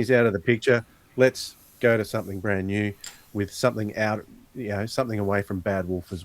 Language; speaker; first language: English; native; English